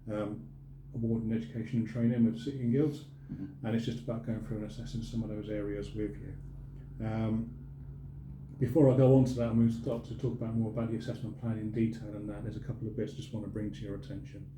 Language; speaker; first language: English; native; English